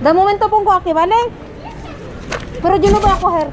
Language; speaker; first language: Spanish; non-native, learner; Filipino